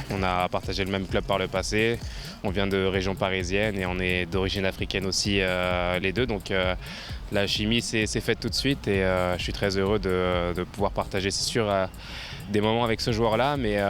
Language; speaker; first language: French; native; French